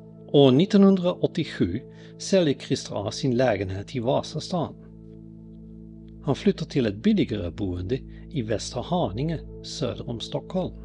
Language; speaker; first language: Swedish; native; Swedish